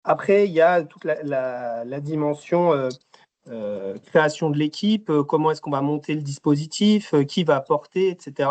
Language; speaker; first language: French; native; French